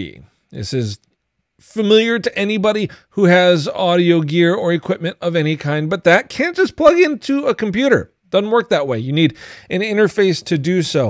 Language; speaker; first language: English; native; English